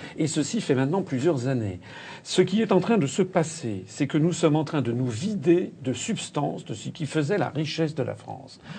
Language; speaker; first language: French; native; French